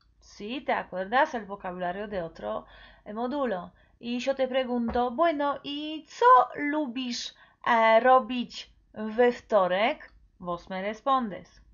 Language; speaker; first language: Spanish; non-native, fluent; Polish